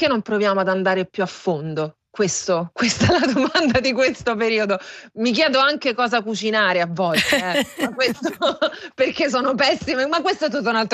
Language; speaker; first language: Italian; native; Italian